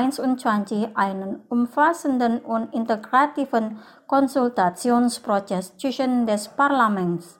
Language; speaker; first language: German; non-native, fluent; Indonesian